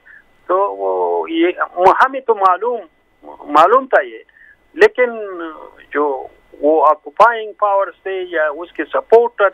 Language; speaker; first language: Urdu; non-native, fluent; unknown